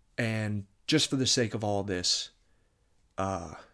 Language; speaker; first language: English; native; English